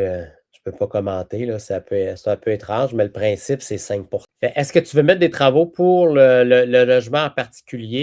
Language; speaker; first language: French; native; French